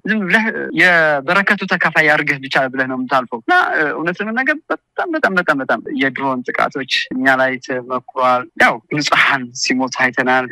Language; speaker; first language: Amharic; non-native, local second language; Tigrinya